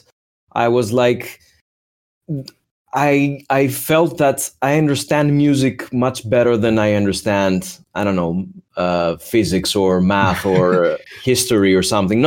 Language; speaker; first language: English; non-native, fluent; Greek